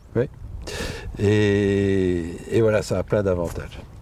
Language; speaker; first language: French; native; French